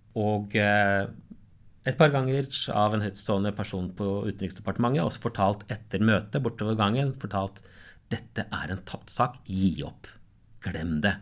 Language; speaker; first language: Norwegian; native; Norwegian